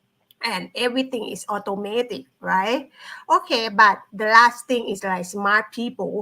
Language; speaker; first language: English; non-native, learner; Thai